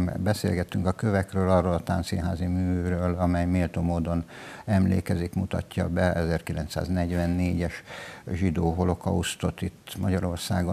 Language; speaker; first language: Hungarian; native; Hungarian